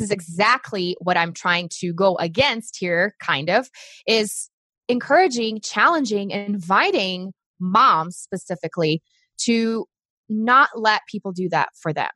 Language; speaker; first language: English; non-native, fluent; Portuguese